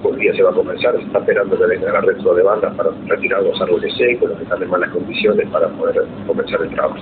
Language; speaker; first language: Spanish; native; Spanish